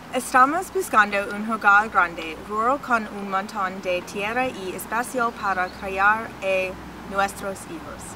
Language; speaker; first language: Spanish; non-native, learner; English